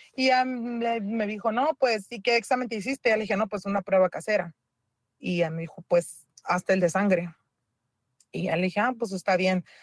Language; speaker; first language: Spanish; native; Spanish